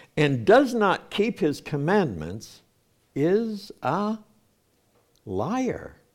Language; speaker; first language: English; native; English